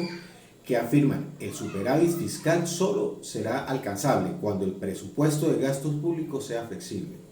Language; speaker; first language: Spanish; native; Spanish